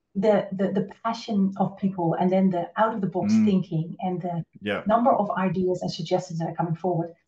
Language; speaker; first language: English; non-native, fluent; Dutch